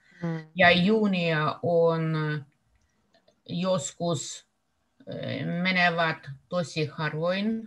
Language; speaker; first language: Finnish; non-native, learner; Russian